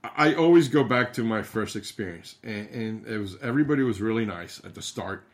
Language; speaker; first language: English; early bilingual, other home language; Spanish